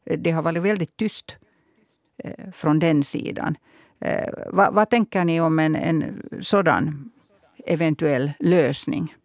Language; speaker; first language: Swedish; native; Swedish